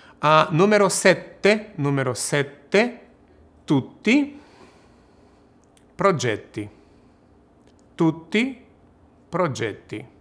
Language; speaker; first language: Italian; non-native, fluent; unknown